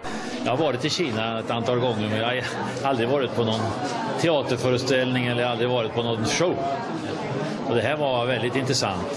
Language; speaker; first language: Swedish; native; Swedish